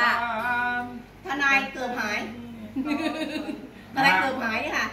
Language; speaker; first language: Thai; native; Thai